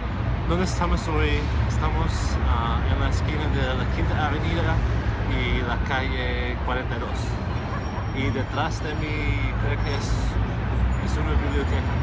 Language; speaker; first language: Spanish; non-native, fluent; English